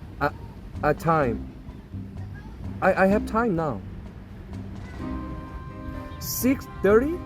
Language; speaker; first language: English; non-native, learner; Korean